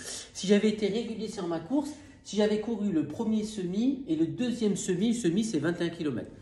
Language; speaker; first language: French; native; French